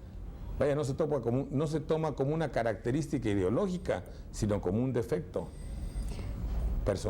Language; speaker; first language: Spanish; native; Spanish